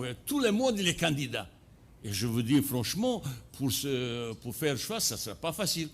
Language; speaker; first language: French; non-native, fluent; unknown